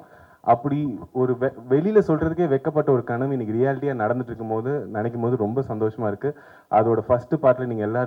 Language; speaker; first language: Tamil; native; Tamil